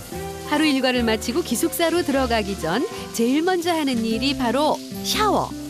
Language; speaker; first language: Korean; native; Korean